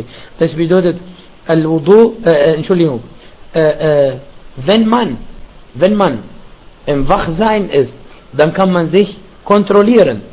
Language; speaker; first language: German; non-native, fluent; Arabic